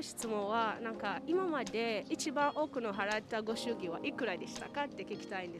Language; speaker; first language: Japanese; non-native, learner; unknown